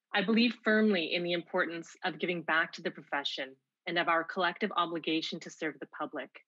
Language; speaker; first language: English; native; English